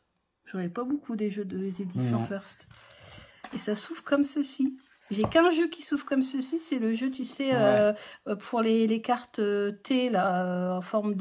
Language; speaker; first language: French; native; French